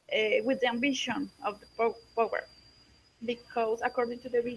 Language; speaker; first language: English; non-native, learner; Spanish